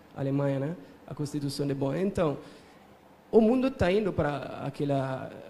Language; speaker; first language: Portuguese; non-native, fluent; Italian